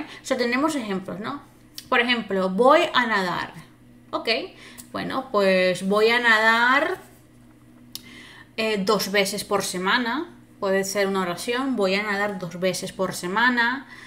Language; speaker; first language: Spanish; non-native, fluent; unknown